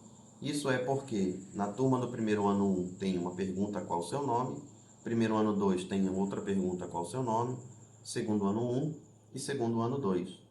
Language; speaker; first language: Portuguese; native; Portuguese